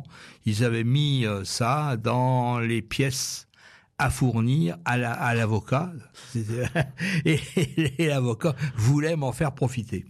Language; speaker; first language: French; native; French